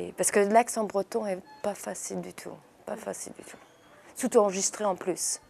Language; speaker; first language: French; early bilingual, heritage; English